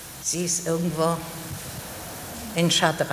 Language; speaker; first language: German; non-native, fluent; Polish